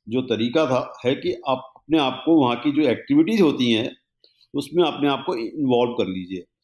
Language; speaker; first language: Hindi; native; Hindi